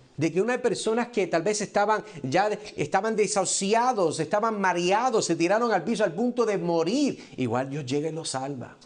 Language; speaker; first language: Spanish; early bilingual, heritage; Spanish